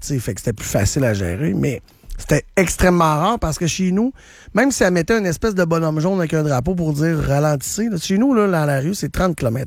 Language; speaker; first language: French; native; French